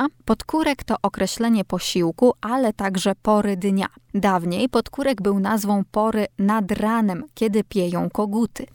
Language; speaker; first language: Polish; native; Polish